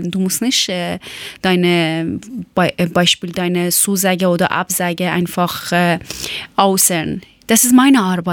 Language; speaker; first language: German; non-native, learner; Persian